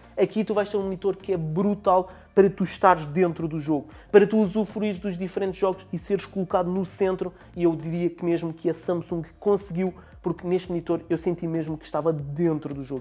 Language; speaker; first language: Portuguese; native; Portuguese